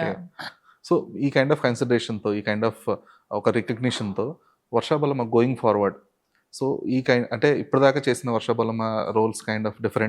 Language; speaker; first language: Telugu; native; Telugu